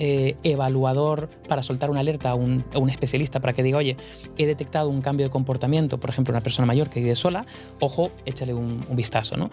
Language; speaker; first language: Spanish; native; Spanish